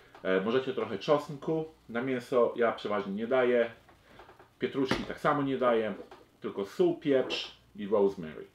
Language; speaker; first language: Polish; early bilingual, heritage; Polish